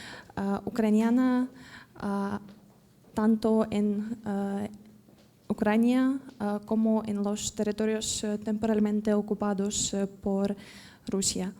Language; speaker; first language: Spanish; non-native, fluent; Ukrainian